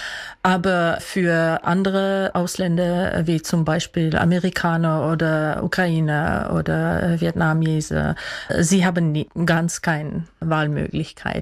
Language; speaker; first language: German; non-native, fluent; Dutch